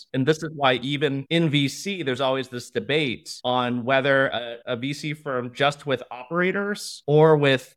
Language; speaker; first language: English; early bilingual, other home language; Chinese